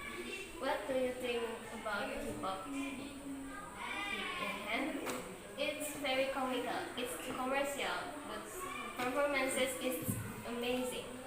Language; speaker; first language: English; non-native, learner; Indonesian